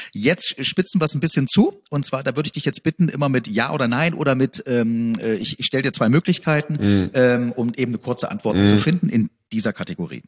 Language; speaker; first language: German; native; German